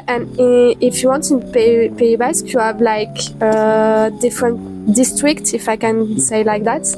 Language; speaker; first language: English; non-native, fluent; French